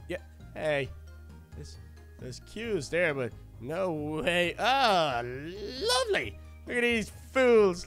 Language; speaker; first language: English; native; English